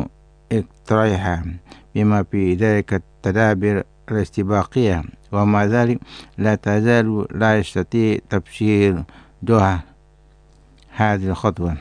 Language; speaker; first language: Arabic; non-native, fluent; Indonesian